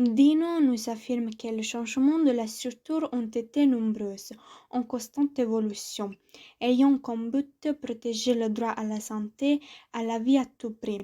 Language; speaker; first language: French; non-native, learner; Italian